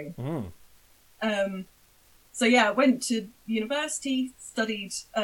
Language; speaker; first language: English; native; English